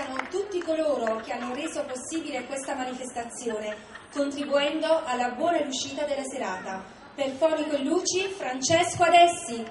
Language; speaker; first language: Italian; native; Italian